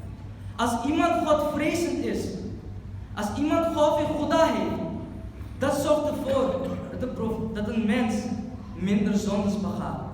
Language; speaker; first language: Dutch; early bilingual, other home language; Urdu